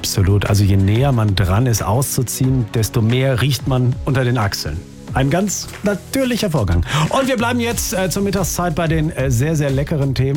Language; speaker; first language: German; native; German